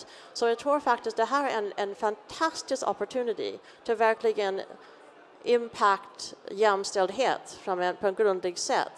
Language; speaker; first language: Swedish; non-native, fluent; English